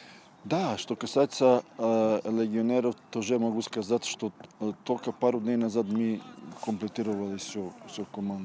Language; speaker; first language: Russian; non-native, fluent; Serbian